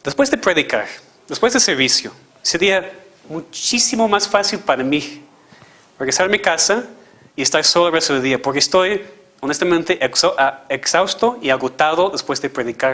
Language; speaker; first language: Spanish; non-native, fluent; English